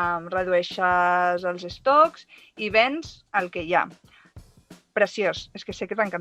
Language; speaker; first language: Catalan; native; Catalan